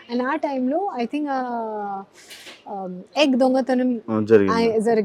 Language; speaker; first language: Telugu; non-native, local second language; Hindi